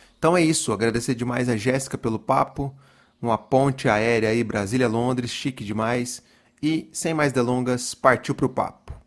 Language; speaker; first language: Portuguese; native; Portuguese